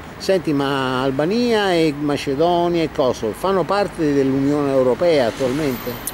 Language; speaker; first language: Italian; native; Italian